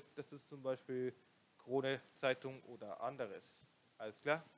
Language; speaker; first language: German; non-native, local second language; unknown